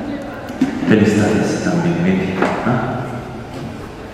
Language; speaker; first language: Spanish; non-native, learner; Korean